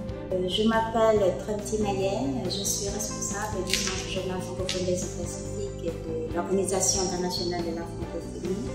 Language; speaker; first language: French; non-native, fluent; Vietnamese